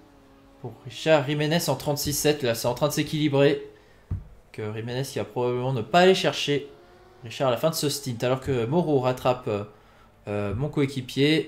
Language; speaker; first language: French; native; French